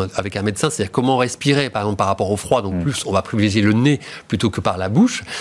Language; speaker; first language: French; native; French